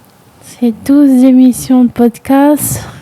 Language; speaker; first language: French; non-native, local second language; Réunion Creole French